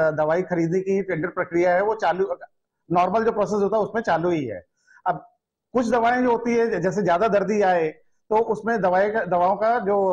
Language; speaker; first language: Hindi; non-native, local second language; Gujarati